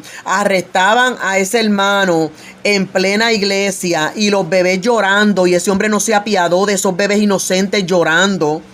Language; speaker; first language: Spanish; native; Spanish